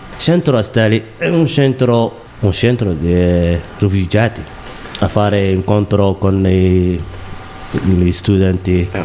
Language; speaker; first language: Italian; non-native, learner; Somali